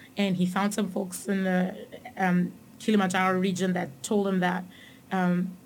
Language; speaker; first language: English; non-native, fluent; German